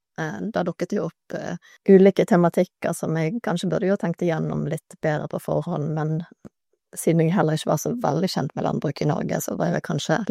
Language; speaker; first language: Norwegian; native; Norwegian